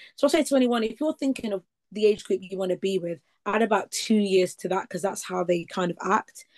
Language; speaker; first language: English; native; English